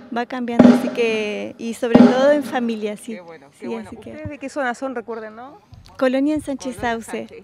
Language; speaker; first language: Spanish; native; Spanish